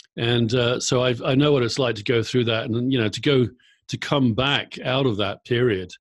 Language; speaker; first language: English; native; English